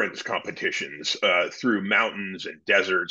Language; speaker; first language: English; native; English